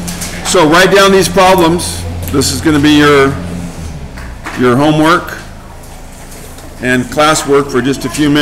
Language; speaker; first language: English; native; English